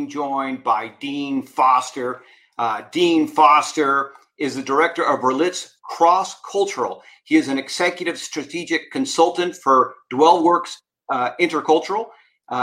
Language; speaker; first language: English; native; English